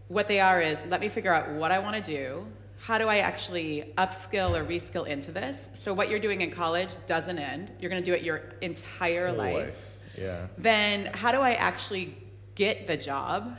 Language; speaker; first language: English; native; English